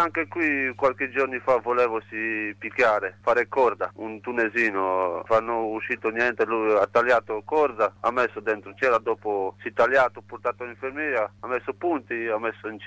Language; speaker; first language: Italian; non-native, learner; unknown